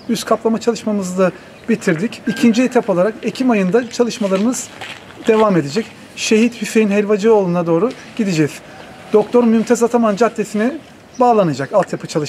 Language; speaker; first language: Turkish; native; Turkish